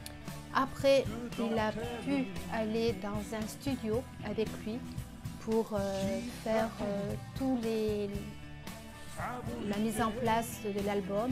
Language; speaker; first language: French; native; French